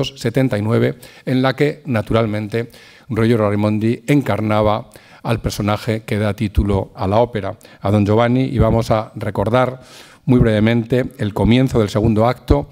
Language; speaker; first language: Spanish; native; Spanish